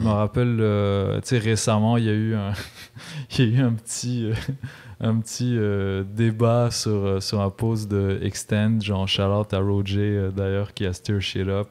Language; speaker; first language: French; native; French